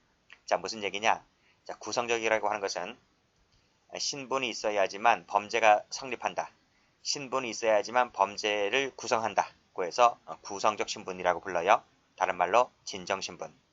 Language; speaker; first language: Korean; native; Korean